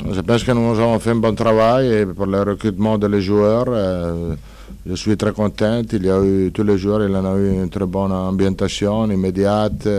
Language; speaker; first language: French; non-native, learner; Italian